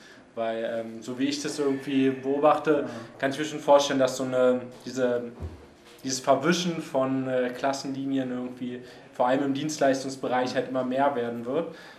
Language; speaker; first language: German; native; German